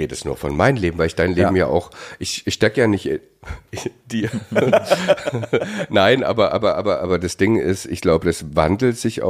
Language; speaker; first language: German; native; German